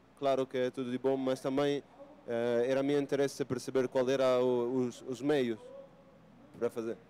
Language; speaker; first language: Portuguese; non-native, fluent; Italian